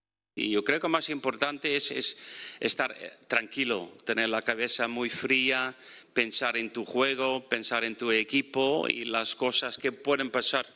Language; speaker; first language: Spanish; non-native, fluent; Dutch